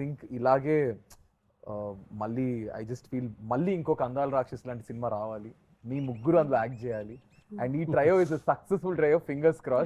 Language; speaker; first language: Telugu; native; Telugu